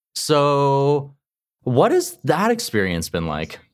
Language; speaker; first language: English; native; English